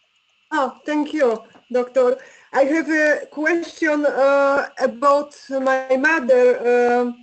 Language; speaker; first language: English; non-native, learner; Polish